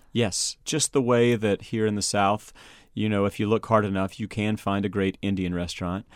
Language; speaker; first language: English; native; English